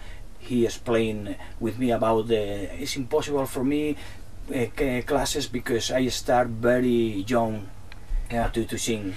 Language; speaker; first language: English; non-native, learner; Spanish